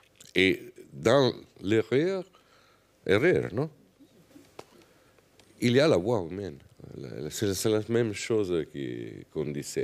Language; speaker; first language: French; non-native, fluent; Italian